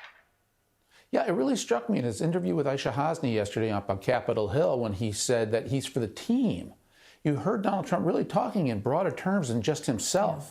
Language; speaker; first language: English; native; English